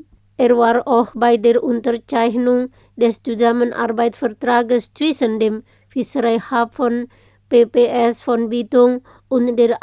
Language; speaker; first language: German; non-native, fluent; Indonesian